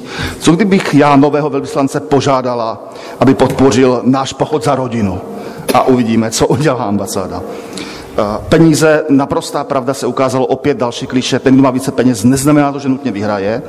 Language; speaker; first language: Czech; native; Czech